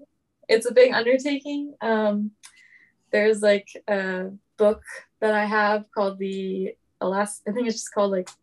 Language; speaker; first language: English; native; English